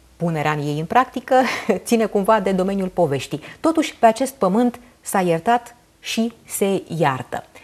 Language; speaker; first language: Romanian; native; Romanian